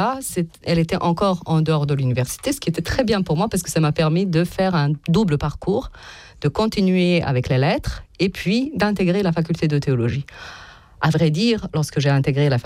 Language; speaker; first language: French; non-native, fluent; Bosnian